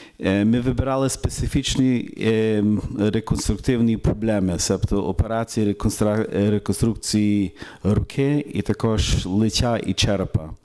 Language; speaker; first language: Ukrainian; early bilingual, heritage; Ukrainian